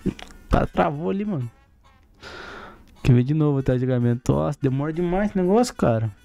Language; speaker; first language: Portuguese; native; Portuguese